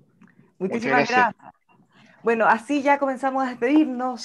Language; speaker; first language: Spanish; native; Spanish